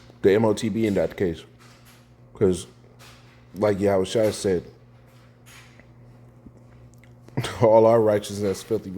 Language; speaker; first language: English; native; English